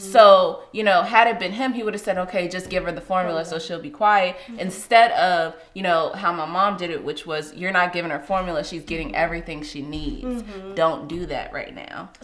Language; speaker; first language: English; native; English